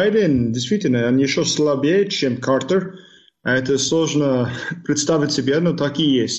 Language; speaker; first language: Russian; non-native, fluent; English